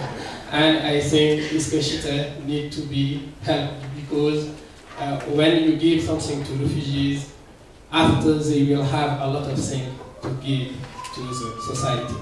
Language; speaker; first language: English; non-native, learner; Arabic